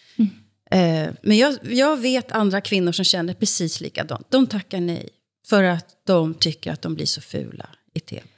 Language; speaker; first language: Swedish; native; Swedish